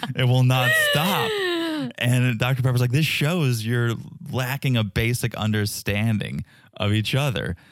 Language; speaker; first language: English; native; English